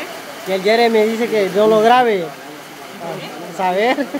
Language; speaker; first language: Spanish; native; Spanish